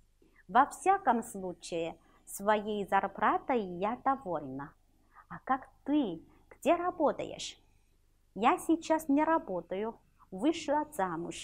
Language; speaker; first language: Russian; non-native, fluent; Chinese